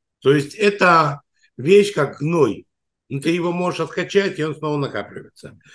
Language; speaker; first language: Russian; native; Russian